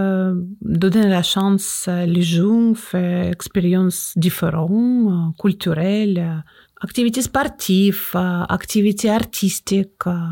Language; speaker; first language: French; non-native, learner; Russian